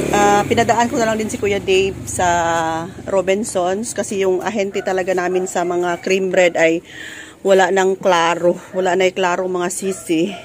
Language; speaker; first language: Filipino; native; Filipino